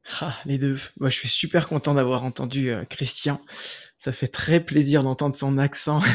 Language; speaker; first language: French; native; French